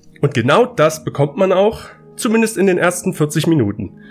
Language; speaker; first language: German; native; German